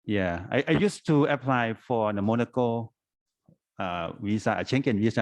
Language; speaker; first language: English; non-native, fluent; Thai